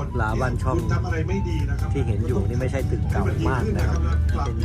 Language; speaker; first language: Thai; native; Thai